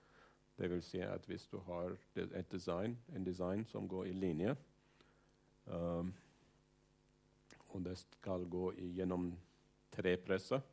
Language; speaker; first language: Norwegian; non-native, fluent; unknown